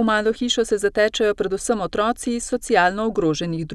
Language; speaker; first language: Slovenian; native; Slovenian